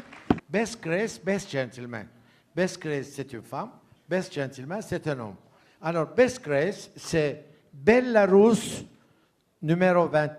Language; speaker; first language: French; non-native, fluent; Turkish